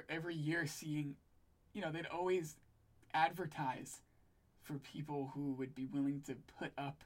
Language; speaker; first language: English; native; English